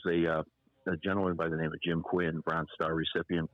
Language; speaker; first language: English; native; English